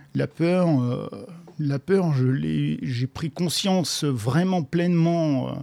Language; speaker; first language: French; native; French